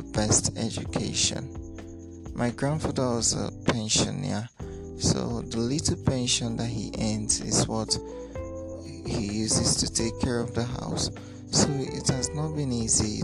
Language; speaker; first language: English; non-native, local second language; Ibibio